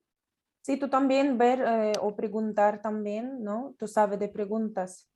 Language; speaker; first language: Spanish; non-native, learner; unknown